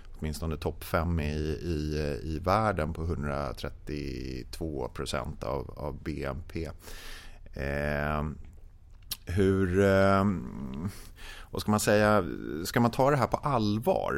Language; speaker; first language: Swedish; native; Swedish